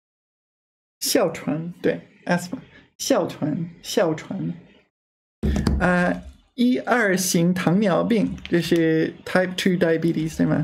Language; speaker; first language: Chinese; non-native, learner; English